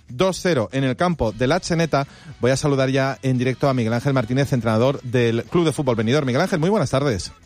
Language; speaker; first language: Spanish; native; Spanish